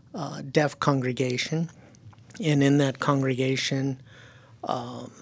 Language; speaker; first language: English; early bilingual, other home language; German